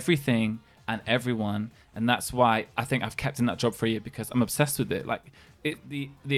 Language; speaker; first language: English; native; English